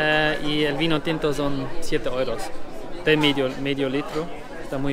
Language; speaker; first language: Spanish; non-native, learner; German